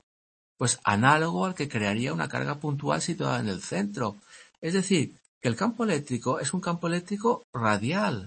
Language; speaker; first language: Spanish; native; Spanish